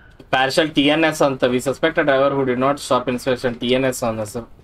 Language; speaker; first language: English; non-native, local second language; Kannada